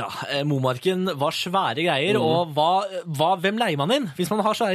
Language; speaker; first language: Norwegian; native; Norwegian